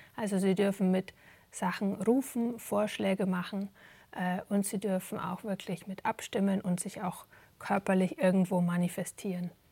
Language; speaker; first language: German; native; German